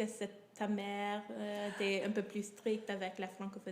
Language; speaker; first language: French; non-native, local second language; English